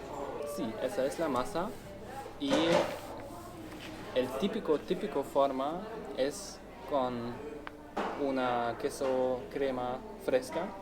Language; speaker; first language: Spanish; non-native, learner; German